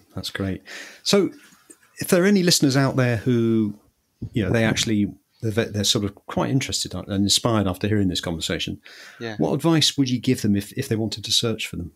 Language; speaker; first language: English; native; English